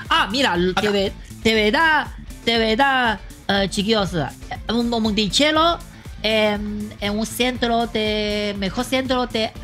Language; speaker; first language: Spanish; non-native, learner; Chinese